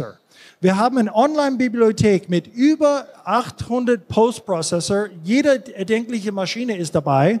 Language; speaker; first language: German; non-native, fluent; English